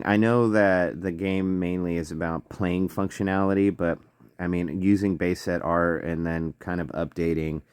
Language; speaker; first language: English; native; English